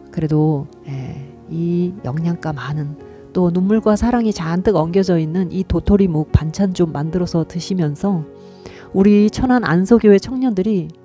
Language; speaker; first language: Korean; native; Korean